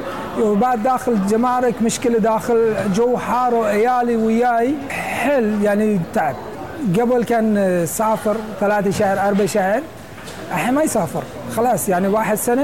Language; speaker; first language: Arabic; non-native, learner; Persian